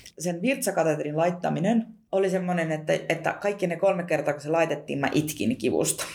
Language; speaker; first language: Finnish; early bilingual, other home language; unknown